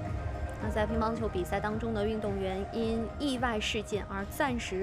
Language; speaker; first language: Chinese; native; Chinese